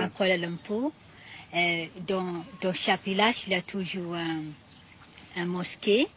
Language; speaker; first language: French; non-native, fluent; Malay